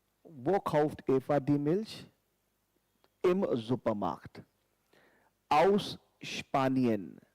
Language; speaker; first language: German; non-native, fluent; Hindi